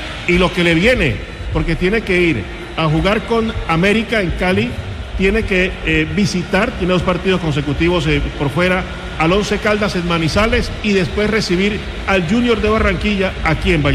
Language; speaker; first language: Spanish; native; Spanish